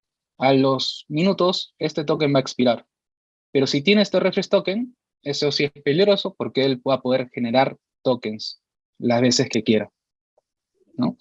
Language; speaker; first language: Spanish; native; Spanish